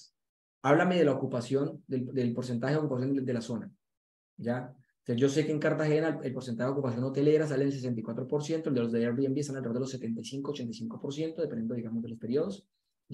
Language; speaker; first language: Spanish; native; Spanish